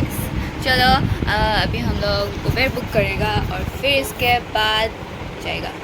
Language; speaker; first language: Hindi; non-native, local second language; Assamese